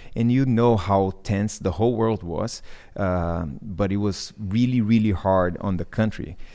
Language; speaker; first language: English; non-native, fluent; Portuguese